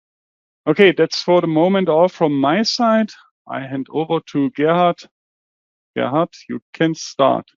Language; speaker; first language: English; non-native, fluent; German